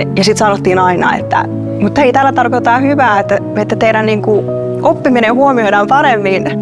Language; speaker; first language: Finnish; early bilingual, other home language; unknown